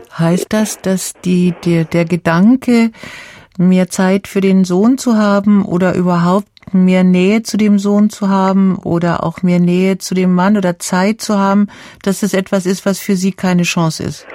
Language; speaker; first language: German; native; German